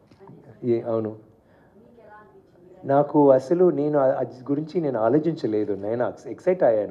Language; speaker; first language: Telugu; non-native, learner; Tamil